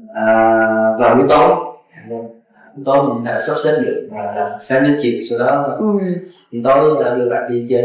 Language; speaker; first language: Vietnamese; native; Vietnamese